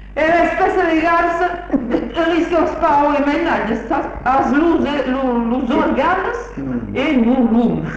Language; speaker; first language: French; native; French